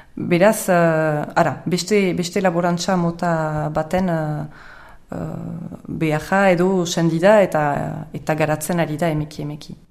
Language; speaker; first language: Basque; native; Basque